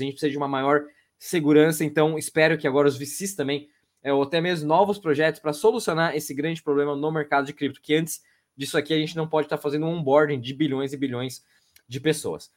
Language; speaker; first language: Portuguese; native; Portuguese